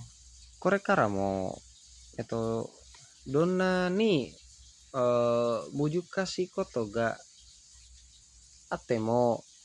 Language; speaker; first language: Japanese; non-native, learner; Indonesian